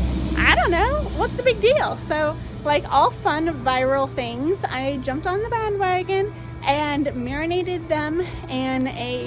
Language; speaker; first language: English; native; English